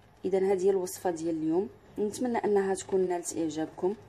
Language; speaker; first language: Arabic; native; Arabic